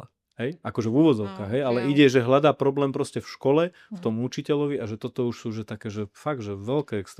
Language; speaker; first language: Slovak; native; Slovak